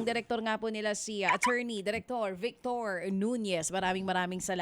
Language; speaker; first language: Filipino; native; Filipino